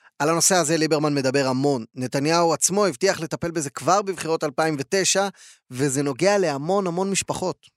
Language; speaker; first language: Hebrew; native; Hebrew